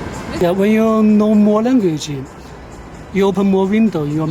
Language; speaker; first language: English; non-native, learner; Chinese